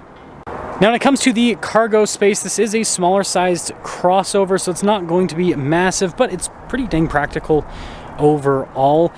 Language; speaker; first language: English; native; English